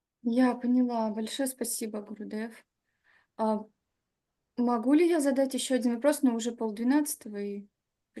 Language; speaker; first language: Russian; native; Russian